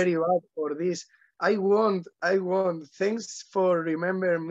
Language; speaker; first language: English; non-native, learner; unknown